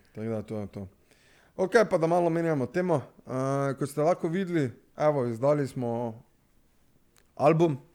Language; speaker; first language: Slovenian; non-native, local second language; Serbian